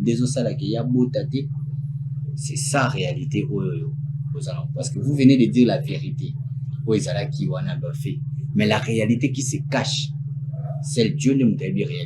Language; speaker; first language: French; non-native, local second language; Lingala